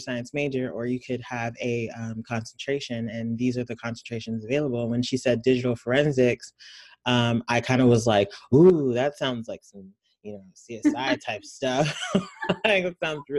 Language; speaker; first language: English; native; English